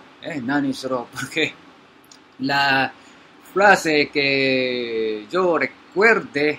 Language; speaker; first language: Spanish; non-native, learner; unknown